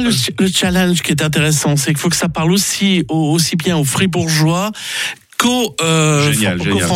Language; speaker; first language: French; native; French